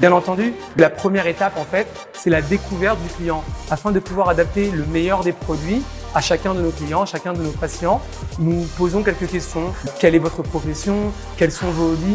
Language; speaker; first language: French; native; French